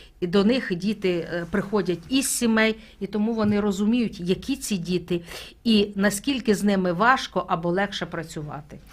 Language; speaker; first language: Ukrainian; native; Ukrainian